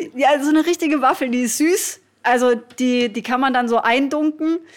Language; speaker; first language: German; native; German